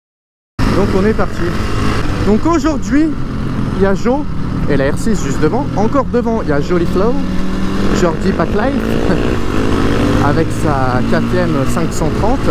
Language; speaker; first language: French; native; French